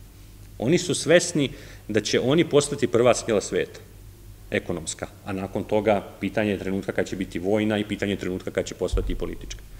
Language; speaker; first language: Serbian; native; Serbian